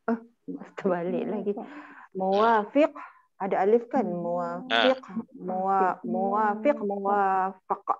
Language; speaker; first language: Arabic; non-native, learner; Malay